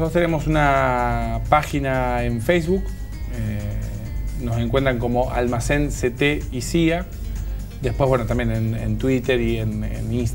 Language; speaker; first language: Spanish; native; Spanish